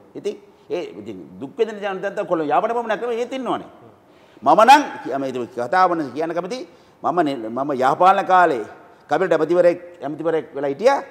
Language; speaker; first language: Sinhala; non-native, local second language; Tamil